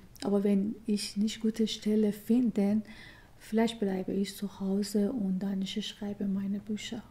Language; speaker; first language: German; non-native, learner; Persian